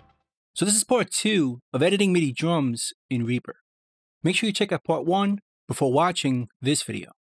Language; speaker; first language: English; native; English